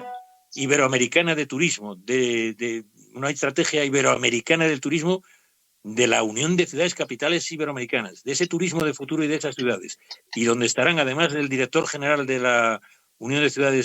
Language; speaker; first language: Spanish; native; Spanish